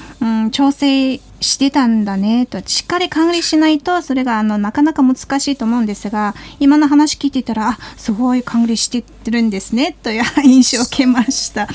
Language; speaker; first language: Japanese; non-native, fluent; Mongolian